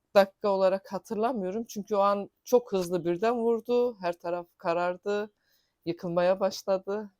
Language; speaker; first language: Turkish; native; Turkish